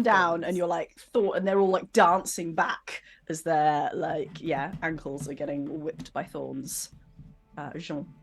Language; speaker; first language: English; native; English